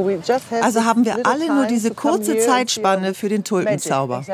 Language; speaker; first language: German; native; German